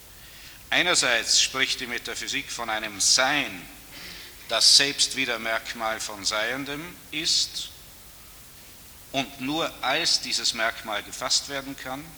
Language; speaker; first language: German; native; German